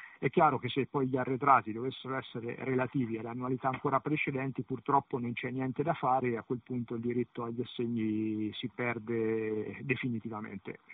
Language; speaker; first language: Italian; native; Italian